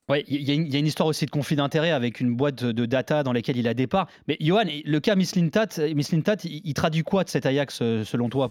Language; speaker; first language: French; native; French